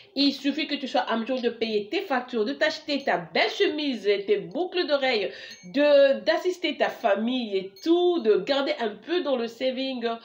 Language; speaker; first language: French; non-native, local second language; Lingala